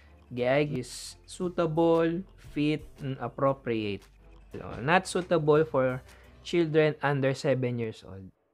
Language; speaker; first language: English; non-native, local second language; Filipino